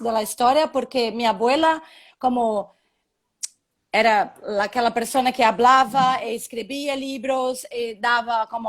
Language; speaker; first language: Spanish; non-native, learner; Portuguese